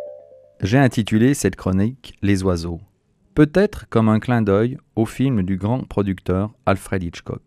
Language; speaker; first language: French; native; French